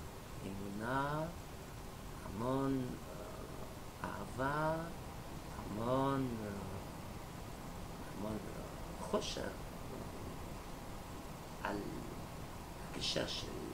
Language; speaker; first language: Hebrew; non-native, learner; French